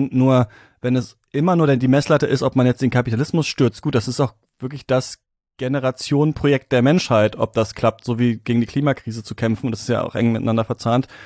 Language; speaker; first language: German; native; German